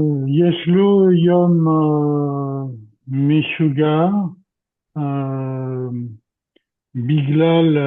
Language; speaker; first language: Hebrew; non-native, learner; French